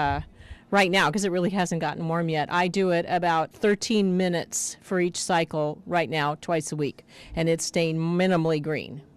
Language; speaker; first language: English; native; English